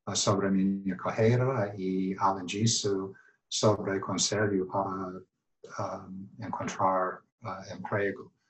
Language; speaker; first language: Portuguese; non-native, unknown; English